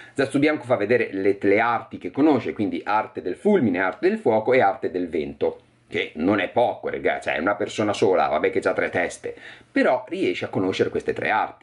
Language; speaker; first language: Italian; native; Italian